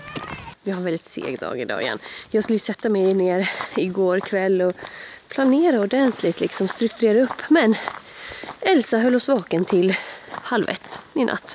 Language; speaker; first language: Swedish; native; Swedish